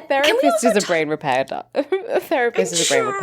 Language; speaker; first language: English; native; English